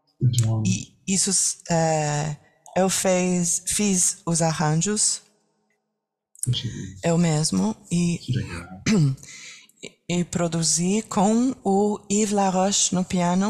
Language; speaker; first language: Portuguese; non-native, learner; French